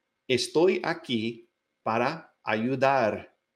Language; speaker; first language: Spanish; non-native, fluent; English